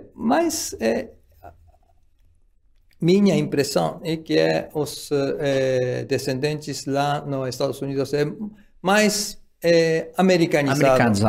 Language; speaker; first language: Portuguese; non-native, fluent; Japanese